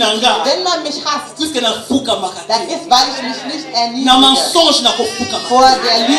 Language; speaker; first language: German; non-native, fluent; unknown